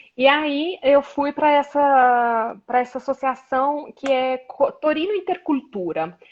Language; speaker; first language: Portuguese; native; Portuguese